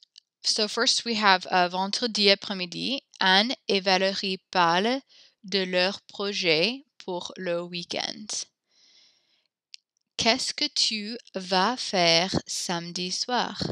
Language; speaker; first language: French; non-native, learner; English